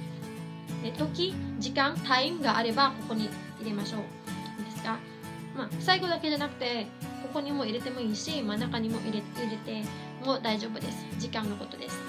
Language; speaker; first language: Japanese; non-native, fluent; Cebuano